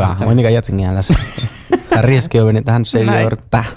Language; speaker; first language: Basque; native; Basque